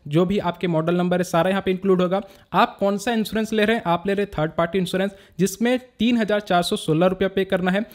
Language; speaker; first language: Hindi; native; Hindi